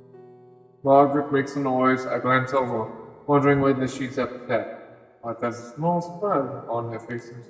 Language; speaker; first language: English; native; English